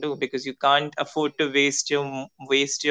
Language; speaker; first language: English; non-native, local second language; Hindi